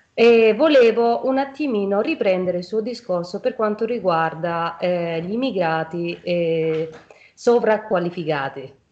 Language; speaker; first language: Italian; non-native, fluent; Albanian